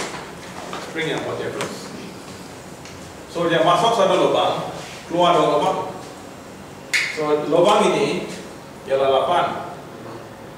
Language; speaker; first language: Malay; non-native, local second language; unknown